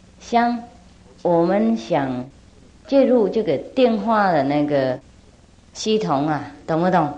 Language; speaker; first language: Chinese; non-native, fluent; Vietnamese